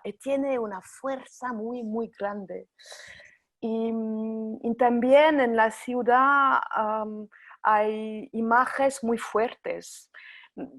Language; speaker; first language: Spanish; non-native, fluent; French